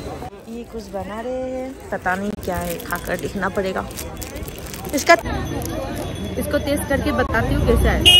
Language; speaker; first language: Hindi; non-native, local second language; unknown